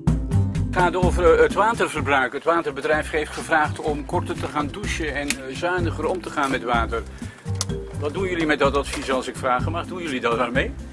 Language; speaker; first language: Dutch; native; Dutch